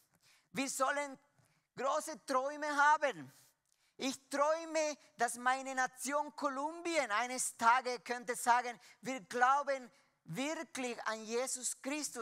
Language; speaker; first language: German; non-native, fluent; Spanish